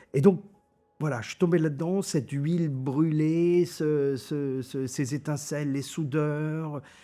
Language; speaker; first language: French; non-native, local second language; German